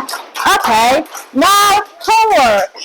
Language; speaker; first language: English; non-native, learner; Mongolian